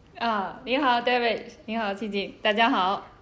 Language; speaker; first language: Chinese; native; Chinese